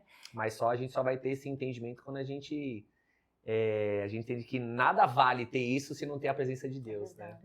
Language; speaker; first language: Portuguese; native; Portuguese